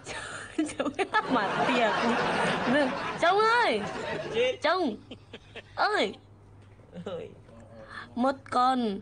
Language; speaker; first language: Vietnamese; non-native, learner; Indonesian